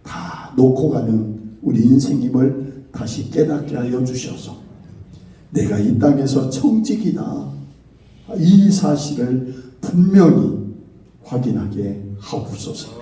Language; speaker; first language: Korean; native; Korean